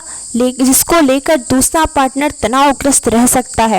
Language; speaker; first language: Hindi; native; Hindi